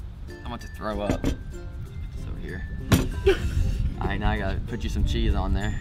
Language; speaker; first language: English; native; English